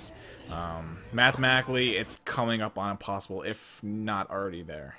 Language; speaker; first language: English; native; English